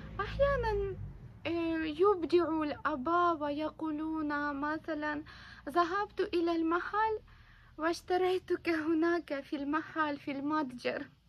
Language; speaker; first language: Arabic; non-native, fluent; Ukrainian